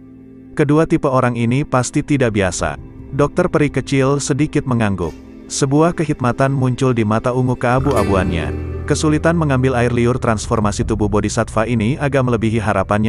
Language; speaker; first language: Indonesian; native; Indonesian